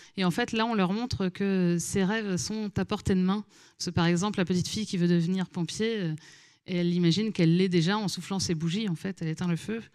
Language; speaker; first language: French; native; French